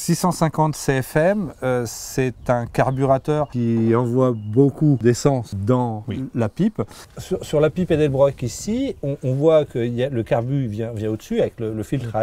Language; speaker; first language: French; native; French